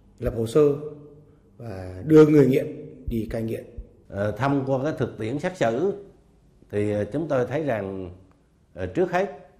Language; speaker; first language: Vietnamese; native; Vietnamese